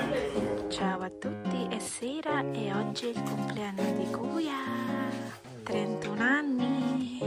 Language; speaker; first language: Italian; non-native, fluent; Filipino